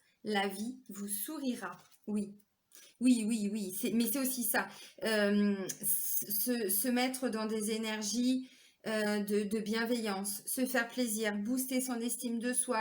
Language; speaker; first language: French; native; French